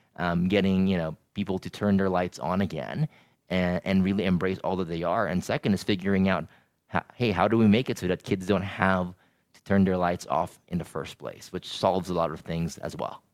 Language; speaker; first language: English; non-native, local second language; Filipino